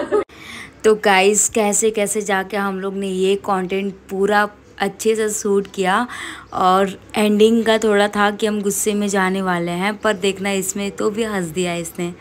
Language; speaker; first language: Hindi; native; Hindi